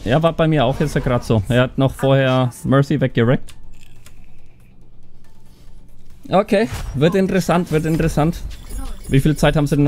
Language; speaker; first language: German; native; German